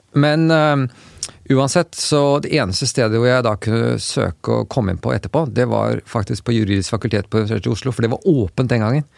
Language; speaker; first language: Norwegian; native; Norwegian